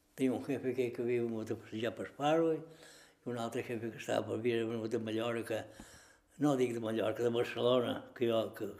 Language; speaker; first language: Catalan; native; Catalan